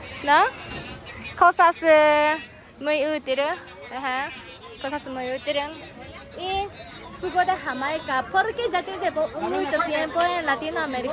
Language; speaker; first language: Spanish; non-native, learner; Japanese